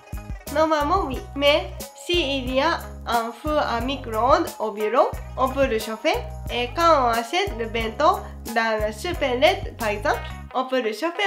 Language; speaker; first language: French; non-native, fluent; Japanese